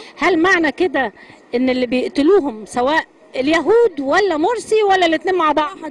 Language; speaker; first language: Arabic; native; Arabic